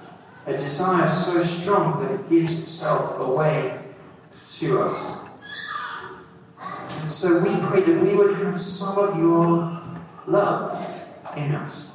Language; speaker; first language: English; native; English